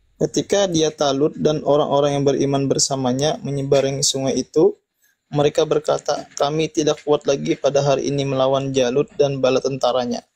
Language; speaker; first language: Indonesian; non-native, local second language; Banjar